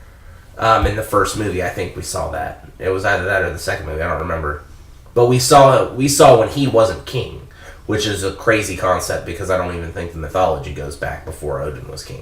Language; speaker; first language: English; native; English